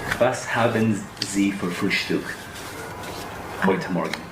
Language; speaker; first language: German; non-native, learner; English